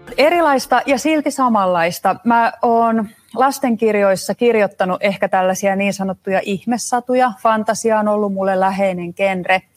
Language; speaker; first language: Finnish; native; Finnish